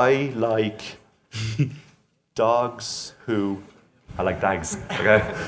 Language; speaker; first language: English; native; English